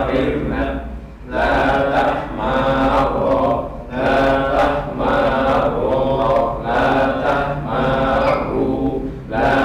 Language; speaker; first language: Arabic; non-native, learner; Indonesian